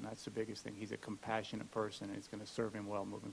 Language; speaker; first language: English; native; English